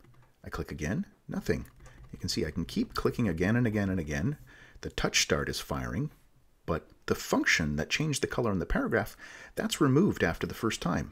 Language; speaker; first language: English; native; English